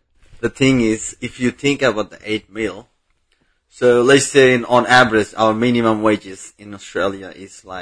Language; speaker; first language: English; non-native, local second language; Bangla